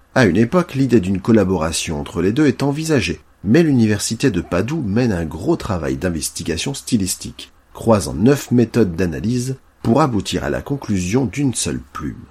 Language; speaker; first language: French; native; French